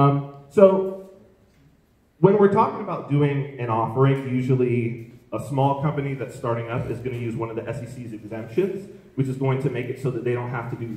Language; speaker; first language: English; native; English